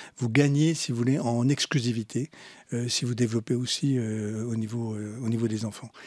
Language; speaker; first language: French; native; French